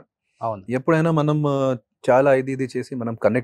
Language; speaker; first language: Telugu; non-native, fluent; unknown